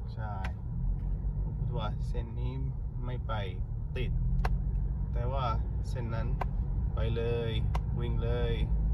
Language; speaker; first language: Thai; non-native, learner; Arabic